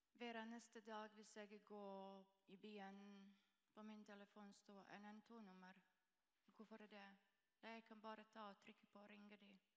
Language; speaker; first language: Norwegian; non-native, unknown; Croatian